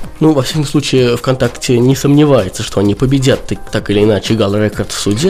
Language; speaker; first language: Russian; native; Russian